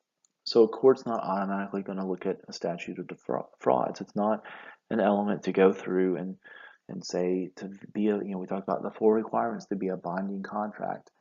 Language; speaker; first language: English; native; English